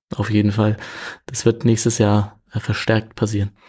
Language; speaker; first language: German; native; German